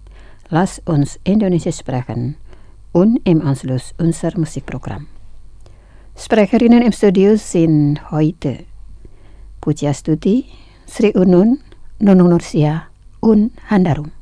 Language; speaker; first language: German; non-native, fluent; Indonesian